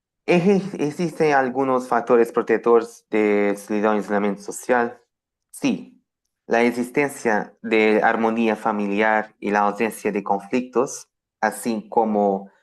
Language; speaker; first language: Spanish; non-native, fluent; Portuguese